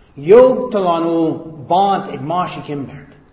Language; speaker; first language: Hungarian; non-native, fluent; English